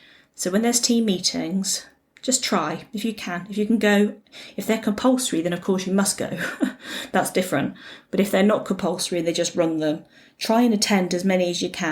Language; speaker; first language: English; native; English